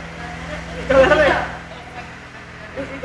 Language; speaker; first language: Spanish; native; Spanish